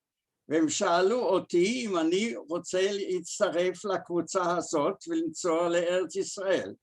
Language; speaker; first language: Hebrew; early bilingual, other home language; German